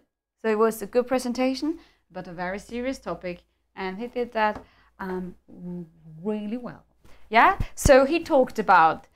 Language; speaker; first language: English; non-native, fluent; German